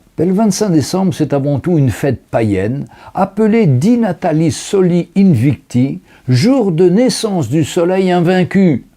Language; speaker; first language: French; native; French